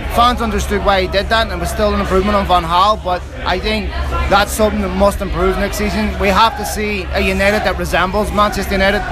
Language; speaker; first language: English; native; English